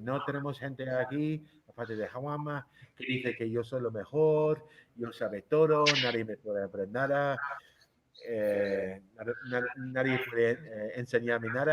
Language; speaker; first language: Spanish; non-native, fluent; English